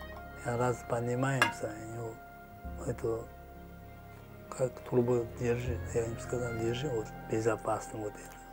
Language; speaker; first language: Russian; non-native, learner; Uzbek